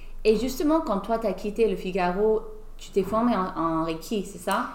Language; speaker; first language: French; non-native, fluent; English